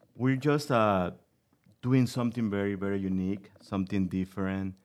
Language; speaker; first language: English; non-native, fluent; Spanish